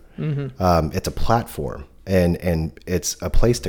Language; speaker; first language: English; native; English